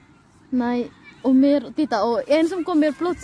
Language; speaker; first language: Swedish; non-native, learner; Cebuano